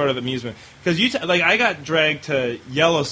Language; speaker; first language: English; native; English